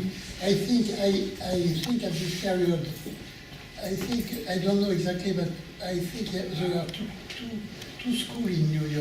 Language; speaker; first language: English; non-native, learner; French